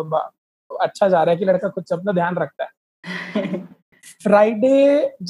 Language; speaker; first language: English; non-native, local second language; Hindi